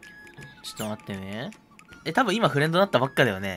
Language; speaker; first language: Japanese; native; Japanese